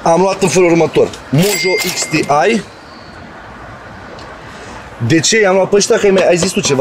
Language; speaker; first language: Romanian; native; Romanian